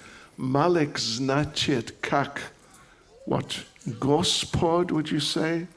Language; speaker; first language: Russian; non-native, learner; English